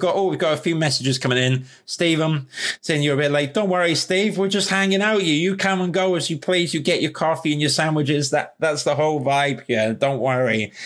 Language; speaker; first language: English; native; English